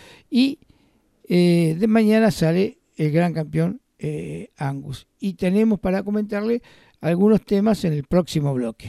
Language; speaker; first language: Spanish; native; Spanish